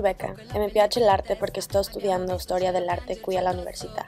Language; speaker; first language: Italian; non-native, learner; English